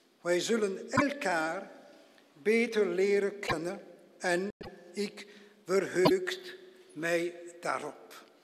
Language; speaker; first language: Dutch; non-native, local second language; French